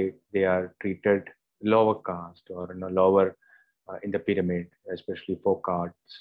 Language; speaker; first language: English; non-native, local second language; Malayalam